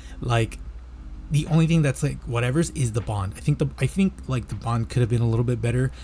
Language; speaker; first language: English; native; English